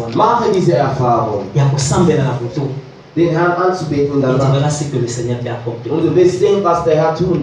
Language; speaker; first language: German; non-native, learner; French